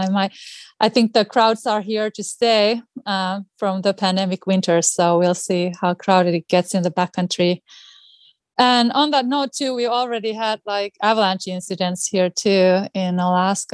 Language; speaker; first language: English; non-native, fluent; Finnish